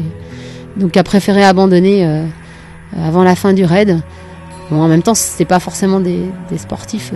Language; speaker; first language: French; native; French